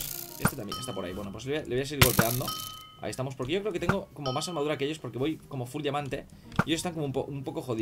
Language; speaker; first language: Spanish; native; Spanish